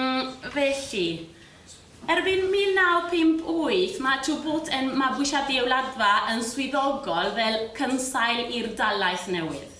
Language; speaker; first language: Welsh; non-native, fluent; Spanish